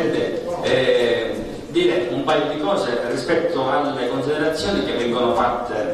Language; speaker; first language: Italian; native; Italian